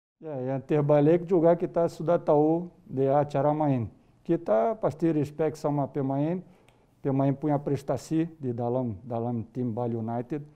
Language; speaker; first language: Indonesian; non-native, fluent; Portuguese